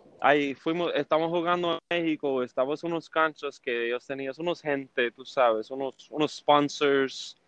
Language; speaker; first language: Spanish; early bilingual, heritage; English